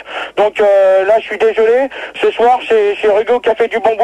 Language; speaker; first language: French; native; French